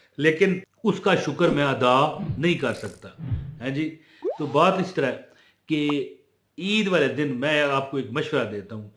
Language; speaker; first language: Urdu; non-native, local second language; Punjabi